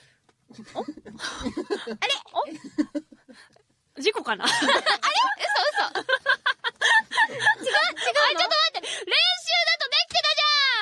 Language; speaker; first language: Japanese; native; Japanese